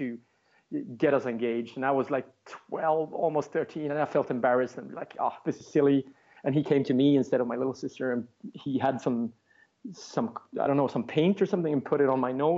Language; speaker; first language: English; non-native, fluent; Swedish